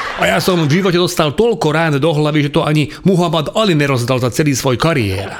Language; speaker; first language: Slovak; non-native, local second language; Hungarian